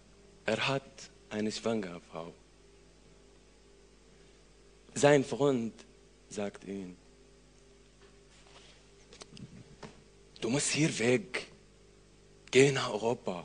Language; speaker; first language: German; non-native, learner; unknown